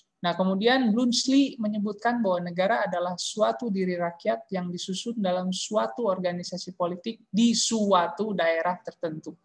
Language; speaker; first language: Malay; non-native, local second language; Sundanese